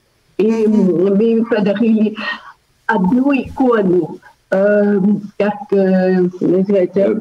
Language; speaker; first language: Russian; early bilingual, heritage; Russian